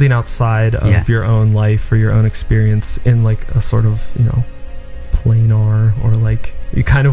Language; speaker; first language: English; early bilingual, other home language; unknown